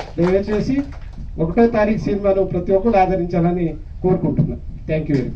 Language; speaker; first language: Telugu; non-native, local second language; Lambadi